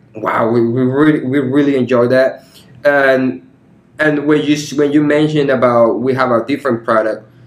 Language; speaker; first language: English; early bilingual, other home language; Spanish